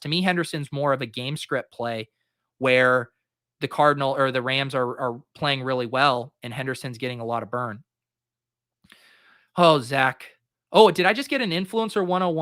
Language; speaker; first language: English; native; English